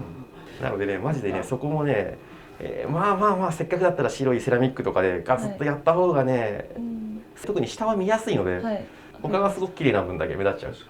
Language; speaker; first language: Japanese; native; Japanese